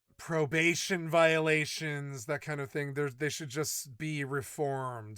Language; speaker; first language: English; native; English